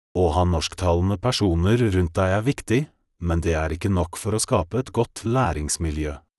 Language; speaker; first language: Norwegian; non-native, fluent; Polish